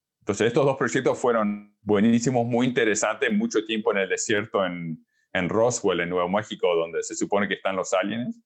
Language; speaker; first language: Spanish; early bilingual, heritage; Spanish